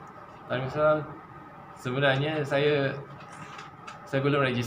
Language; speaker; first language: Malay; non-native, local second language; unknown